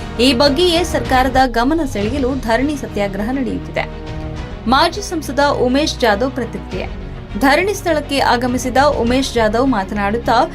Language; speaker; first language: Kannada; native; Kannada